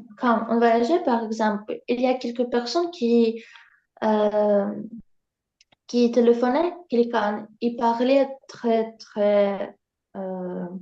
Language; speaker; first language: French; non-native, learner; Russian